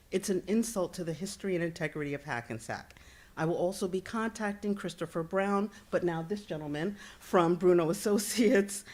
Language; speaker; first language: English; native; English